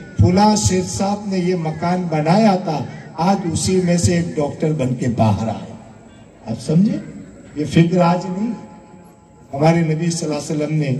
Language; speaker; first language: Hindi; non-native, local second language; Gujarati